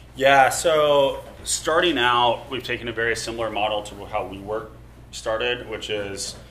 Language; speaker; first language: English; native; English